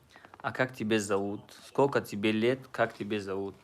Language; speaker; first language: Russian; non-native, fluent; Tajik